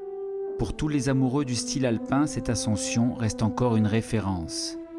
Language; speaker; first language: French; native; French